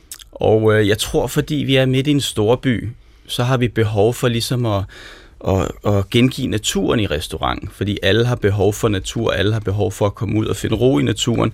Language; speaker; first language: Danish; native; Danish